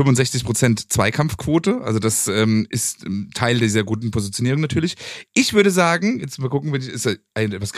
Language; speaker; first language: German; native; German